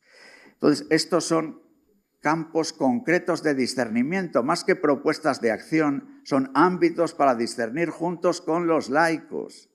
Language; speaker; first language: Spanish; native; Spanish